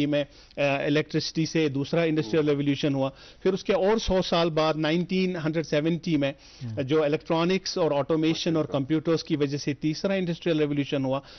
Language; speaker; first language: Hindi; non-native, local second language; Kashmiri